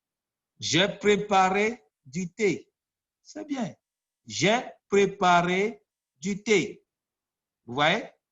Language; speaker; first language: French; non-native, fluent; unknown